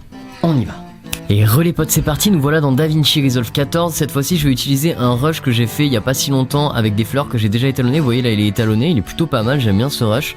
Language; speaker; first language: French; native; French